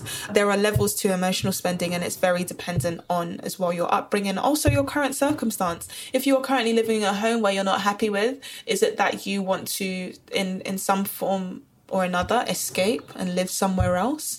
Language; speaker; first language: English; native; English